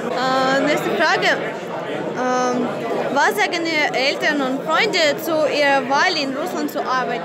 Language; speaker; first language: German; non-native, fluent; Russian